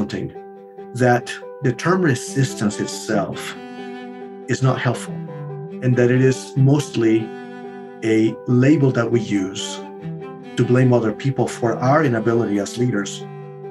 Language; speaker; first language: English; non-native, fluent; Spanish